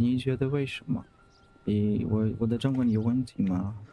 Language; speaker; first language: Chinese; non-native, learner; Russian